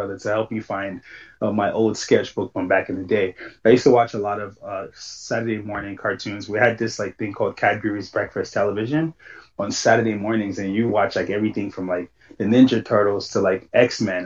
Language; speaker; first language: English; non-native, local second language; Yoruba